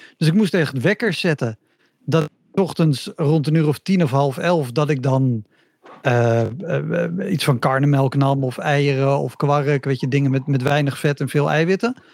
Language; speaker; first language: Dutch; native; Dutch